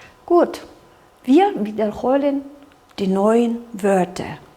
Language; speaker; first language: German; non-native, fluent; Kyrgyz